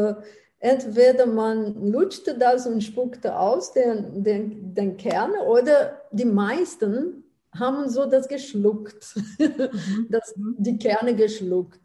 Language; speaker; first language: German; non-native, fluent; Portuguese